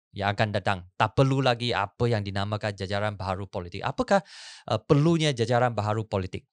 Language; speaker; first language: Malay; non-native, local second language; Chinese